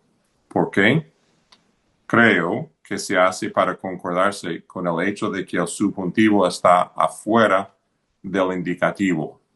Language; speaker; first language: Spanish; non-native, fluent; English